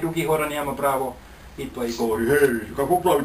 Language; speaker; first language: Bulgarian; non-native, learner; Finnish